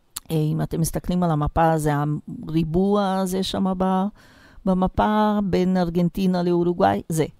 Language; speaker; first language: Hebrew; non-native, fluent; Portuguese